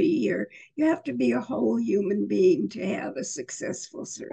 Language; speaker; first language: English; native; English